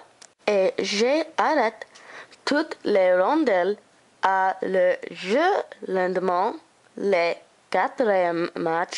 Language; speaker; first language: French; non-native, learner; English